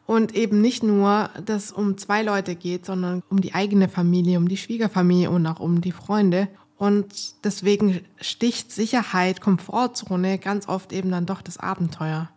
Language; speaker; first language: German; native; German